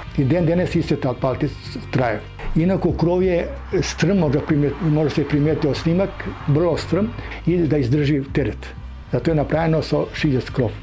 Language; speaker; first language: Macedonian; non-native, local second language; Serbian